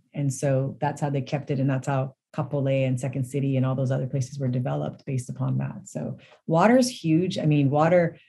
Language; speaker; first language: English; native; English